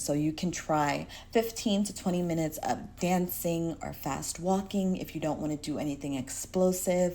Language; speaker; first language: English; native; English